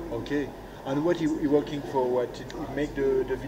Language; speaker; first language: English; non-native, learner; French